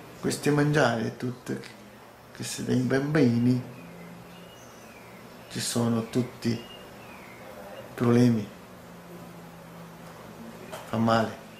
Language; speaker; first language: Italian; non-native, learner; Portuguese